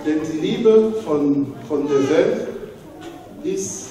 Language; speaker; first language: German; non-native, learner; French